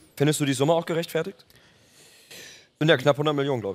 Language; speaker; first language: German; native; German